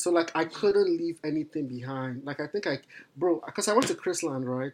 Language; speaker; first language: English; non-native, local second language; Yoruba